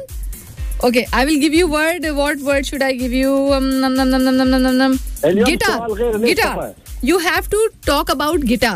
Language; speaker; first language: English; non-native, learner; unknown